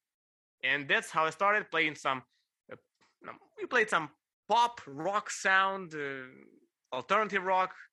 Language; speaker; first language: English; non-native, fluent; Ukrainian